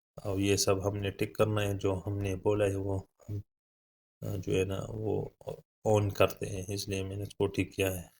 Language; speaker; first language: Urdu; non-native, local second language; Pashto